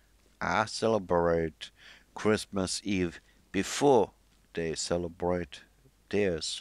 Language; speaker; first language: English; non-native, fluent; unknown